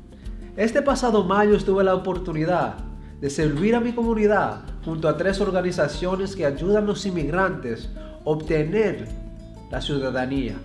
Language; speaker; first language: Spanish; early bilingual, heritage; Spanish